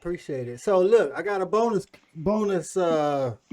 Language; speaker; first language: English; native; English